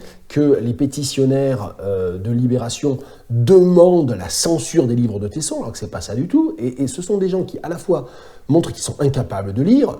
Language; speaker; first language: French; native; French